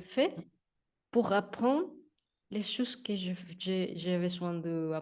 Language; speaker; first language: French; non-native, learner; Spanish